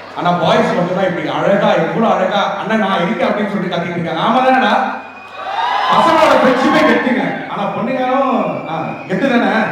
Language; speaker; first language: Tamil; native; Tamil